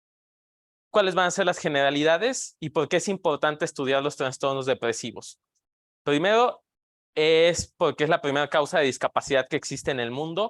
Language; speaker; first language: Spanish; native; Spanish